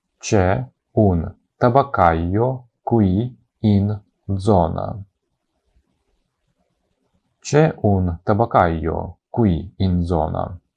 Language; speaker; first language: Italian; non-native, fluent; Ukrainian